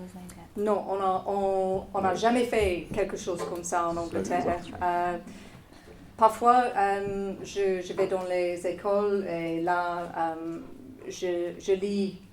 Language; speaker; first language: French; non-native, fluent; English